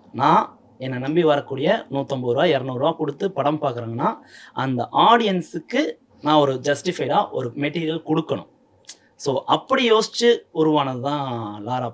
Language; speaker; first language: Tamil; native; Tamil